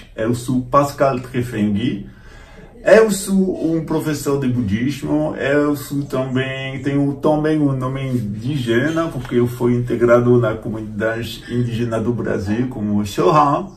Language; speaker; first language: Portuguese; non-native, fluent; French